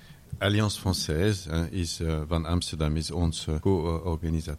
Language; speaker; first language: Dutch; non-native, learner; French